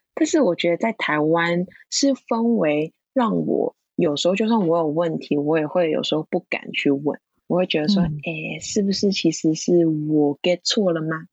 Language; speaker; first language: Chinese; non-native, local second language; Cantonese